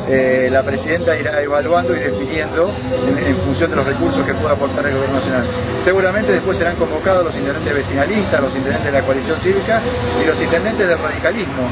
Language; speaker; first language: Spanish; native; Spanish